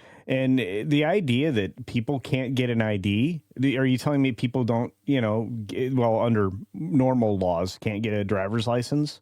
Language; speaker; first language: English; native; English